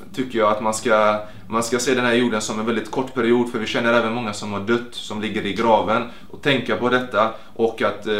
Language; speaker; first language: Swedish; native; Swedish